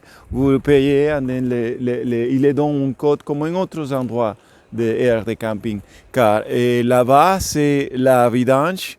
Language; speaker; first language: French; non-native, learner; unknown